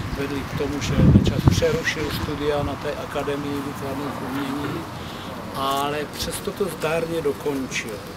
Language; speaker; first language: Czech; native; Czech